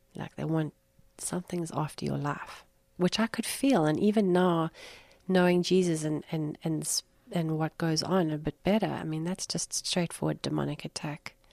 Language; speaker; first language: English; native; English